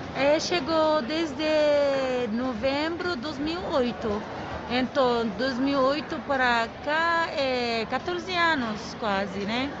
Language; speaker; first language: Portuguese; non-native, learner; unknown